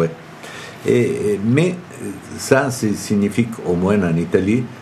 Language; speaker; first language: French; non-native, fluent; Italian